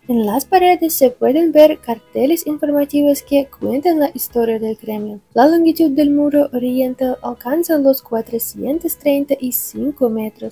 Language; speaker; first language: Spanish; non-native, fluent; Russian